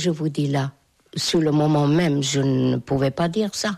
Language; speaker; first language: French; non-native, fluent; Hungarian